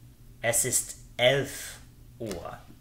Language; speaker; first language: German; non-native, fluent; English